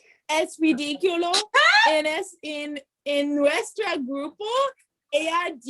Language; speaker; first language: Spanish; non-native, learner; English